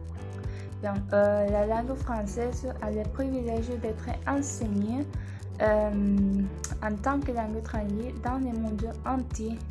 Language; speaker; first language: French; non-native, learner; Spanish